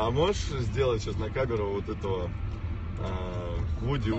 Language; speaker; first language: Russian; native; Russian